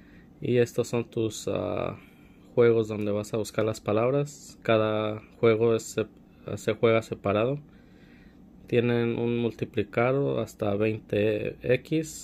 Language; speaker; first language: Spanish; early bilingual, heritage; Spanish